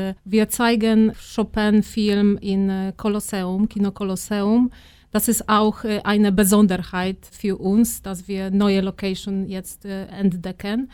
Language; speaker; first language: German; non-native, fluent; Polish